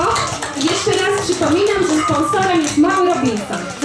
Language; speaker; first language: Polish; native; Polish